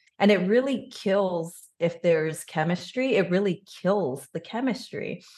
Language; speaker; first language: English; native; English